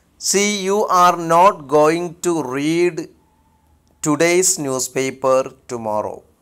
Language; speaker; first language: English; non-native, local second language; Malayalam